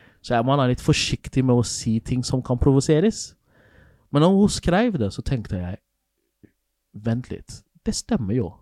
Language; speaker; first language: Norwegian; non-native, fluent; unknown